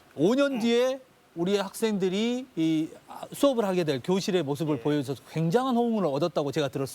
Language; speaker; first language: Korean; native; Korean